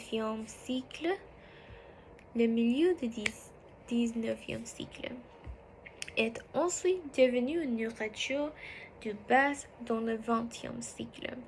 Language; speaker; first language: French; non-native, learner; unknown